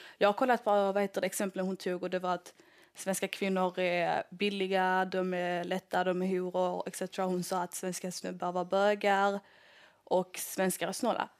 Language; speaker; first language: Swedish; early bilingual, other home language; Somali